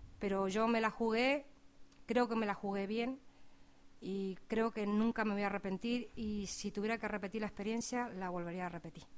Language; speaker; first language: Spanish; native; Spanish